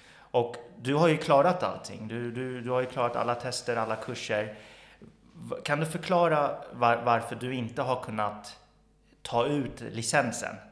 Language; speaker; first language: Swedish; native; Swedish